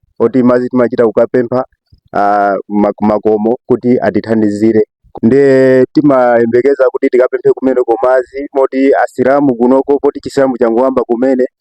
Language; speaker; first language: Nyanja; native; Nyanja